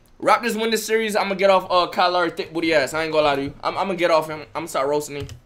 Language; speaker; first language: English; native; English